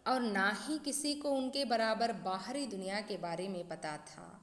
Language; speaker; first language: Hindi; non-native, local second language; Kannada